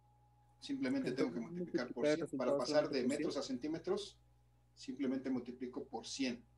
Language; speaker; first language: Spanish; native; Spanish